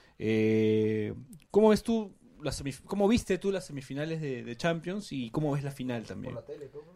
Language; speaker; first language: Spanish; native; Spanish